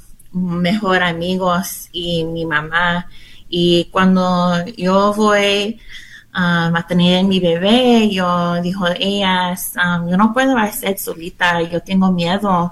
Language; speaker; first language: Spanish; non-native, learner; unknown